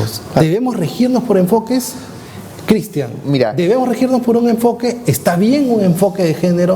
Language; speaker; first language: Spanish; native; Spanish